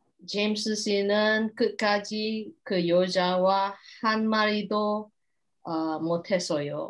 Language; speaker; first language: Korean; non-native, learner; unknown